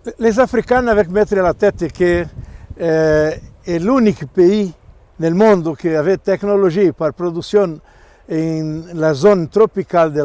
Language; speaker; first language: French; non-native, learner; Portuguese